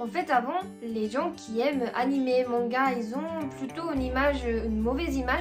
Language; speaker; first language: French; non-native, fluent; Japanese